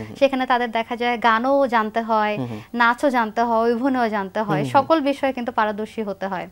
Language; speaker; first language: Bangla; native; Bangla